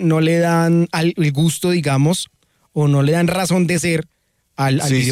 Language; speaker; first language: Spanish; native; Spanish